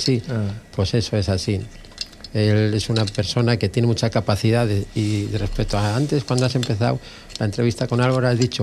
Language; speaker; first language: Spanish; native; Spanish